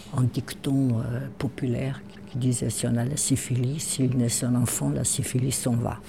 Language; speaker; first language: French; non-native, fluent; Portuguese